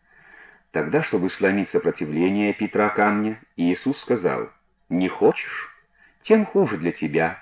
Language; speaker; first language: Russian; native; Russian